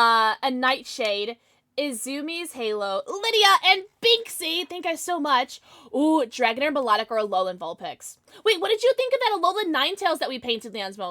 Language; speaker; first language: English; native; English